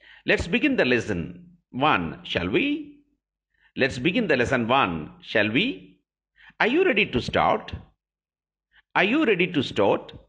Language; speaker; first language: English; non-native, local second language; Tamil